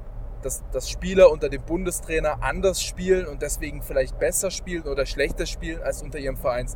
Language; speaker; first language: German; native; German